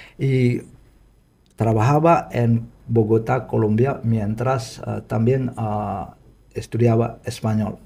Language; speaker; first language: Spanish; non-native, fluent; Indonesian